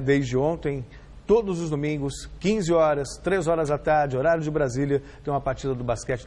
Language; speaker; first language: Portuguese; native; Portuguese